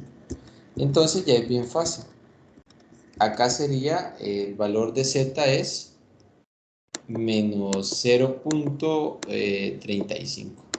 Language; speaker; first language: Spanish; native; Spanish